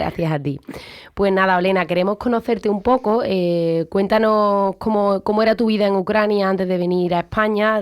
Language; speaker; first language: Spanish; native; Spanish